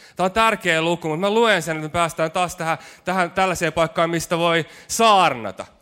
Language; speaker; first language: Finnish; native; Finnish